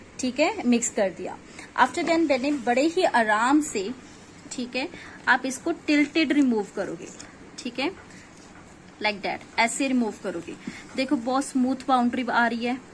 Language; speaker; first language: Hindi; non-native, local second language; Punjabi